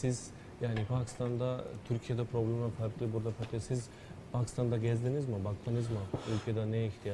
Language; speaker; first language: Turkish; non-native, learner; Urdu